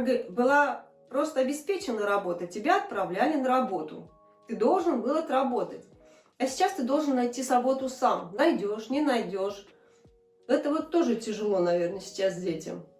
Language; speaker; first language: Russian; native; Russian